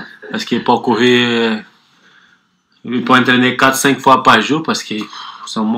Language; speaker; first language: French; non-native, learner; Portuguese